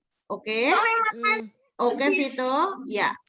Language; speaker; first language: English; non-native, fluent; Indonesian